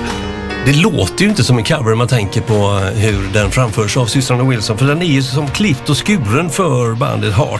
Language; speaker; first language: Swedish; native; Swedish